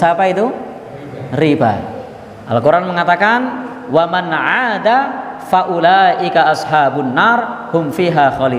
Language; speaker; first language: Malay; non-native, local second language; Javanese